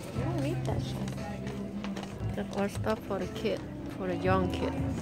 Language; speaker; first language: English; non-native, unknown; Vietnamese